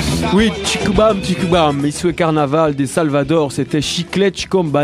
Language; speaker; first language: French; native; French